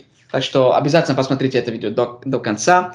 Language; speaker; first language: Russian; non-native, fluent; English